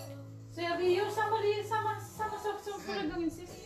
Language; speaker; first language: Swedish; non-native, learner; Cebuano